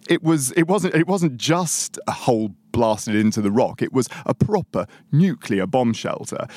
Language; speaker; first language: English; native; English